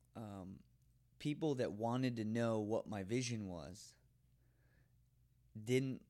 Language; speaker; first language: English; native; English